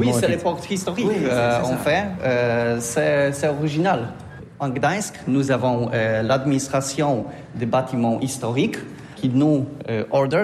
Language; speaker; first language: French; non-native, learner; Polish